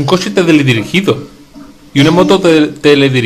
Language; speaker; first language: Spanish; native; Spanish